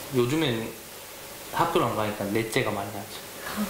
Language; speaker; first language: Korean; native; Korean